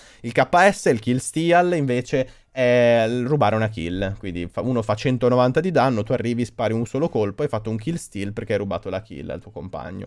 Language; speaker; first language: Italian; native; Italian